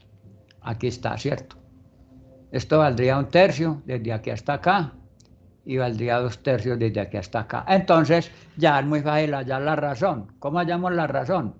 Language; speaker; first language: Spanish; native; Spanish